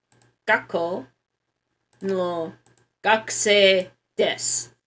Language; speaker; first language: Japanese; non-native, learner; English